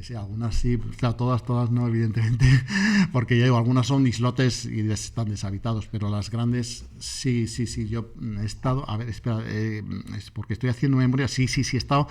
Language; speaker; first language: Spanish; native; Spanish